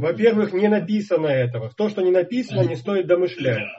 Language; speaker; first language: Russian; native; Russian